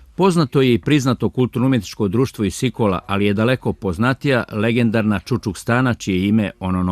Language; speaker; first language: Serbian; native; Serbian